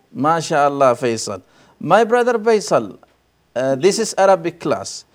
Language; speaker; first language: English; non-native, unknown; Arabic